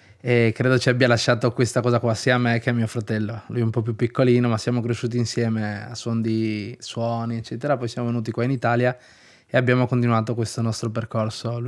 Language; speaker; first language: Italian; early bilingual, other home language; Spanish